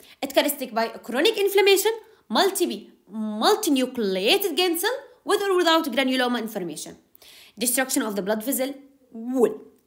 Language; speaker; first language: English; non-native, fluent; Arabic